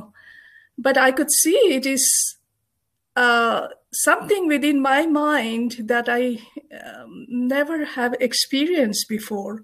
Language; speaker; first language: English; non-native, local second language; Bangla